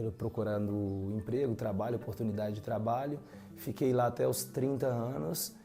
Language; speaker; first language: Portuguese; native; Portuguese